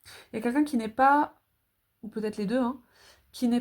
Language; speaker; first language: French; native; French